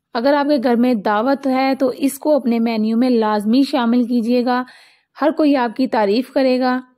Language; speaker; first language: Hindi; native; Hindi